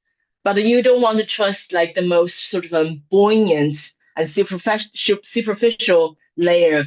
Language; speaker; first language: English; non-native, fluent; Chinese